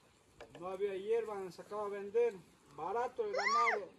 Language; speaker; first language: Spanish; native; Spanish